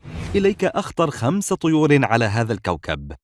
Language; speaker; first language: Arabic; native; Arabic